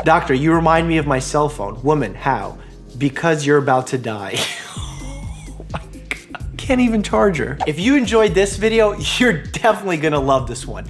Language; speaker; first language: English; native; English